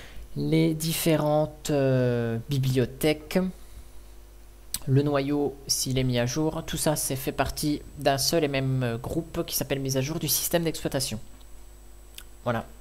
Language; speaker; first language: French; native; French